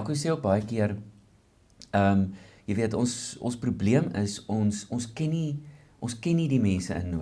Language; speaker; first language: Afrikaans; native; Afrikaans